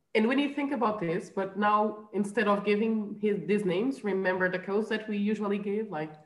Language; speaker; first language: English; non-native, fluent; Portuguese